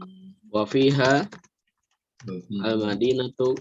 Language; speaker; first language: Arabic; non-native, fluent; Indonesian